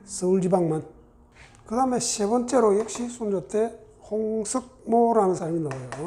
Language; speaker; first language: Korean; native; Korean